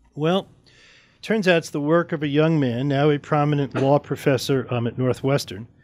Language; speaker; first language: English; native; English